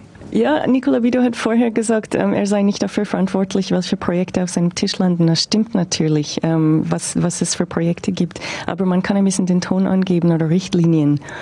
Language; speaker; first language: German; non-native, fluent; English